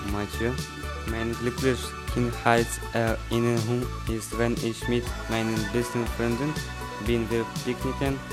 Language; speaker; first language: German; non-native, learner; French